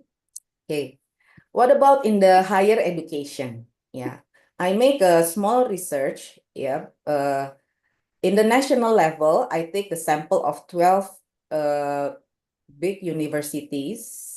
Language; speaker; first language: English; non-native, local second language; Indonesian